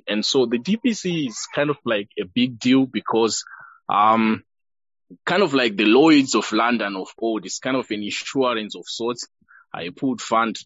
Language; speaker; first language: English; non-native, local second language; Shona